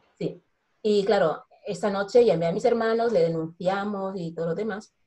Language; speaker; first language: Spanish; non-native, local second language; Fang